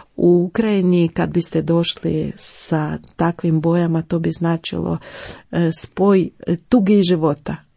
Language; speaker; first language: Croatian; non-native, fluent; Ukrainian